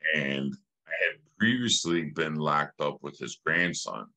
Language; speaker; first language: English; native; English